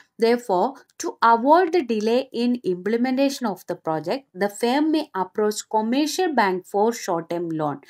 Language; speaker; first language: English; non-native, local second language; Malayalam